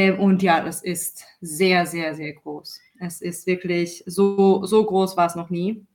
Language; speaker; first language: German; non-native, fluent; Persian